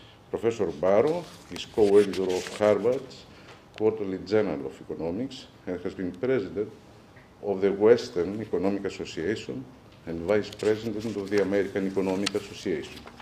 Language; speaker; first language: English; non-native, fluent; Greek